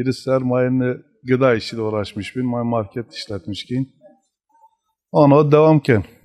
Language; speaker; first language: Turkish; non-native, local second language; Zaza